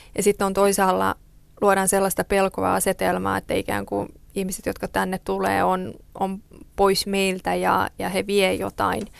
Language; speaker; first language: Finnish; early bilingual, other home language; Persian